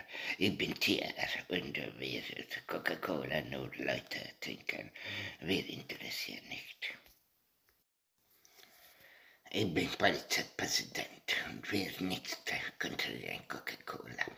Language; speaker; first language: German; non-native, learner; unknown